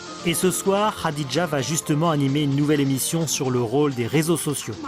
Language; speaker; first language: French; native; French